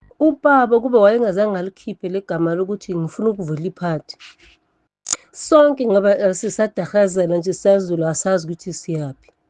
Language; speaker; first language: Zulu; native; Zulu